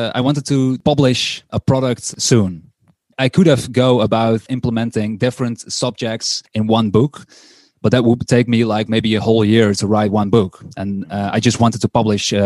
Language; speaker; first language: English; non-native, fluent; Dutch